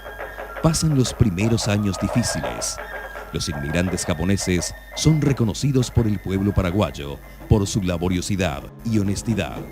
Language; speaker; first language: Spanish; native; Spanish